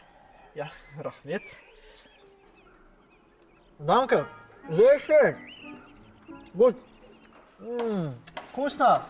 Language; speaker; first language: German; non-native, learner; Kazakh